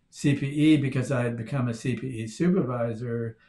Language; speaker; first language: English; native; English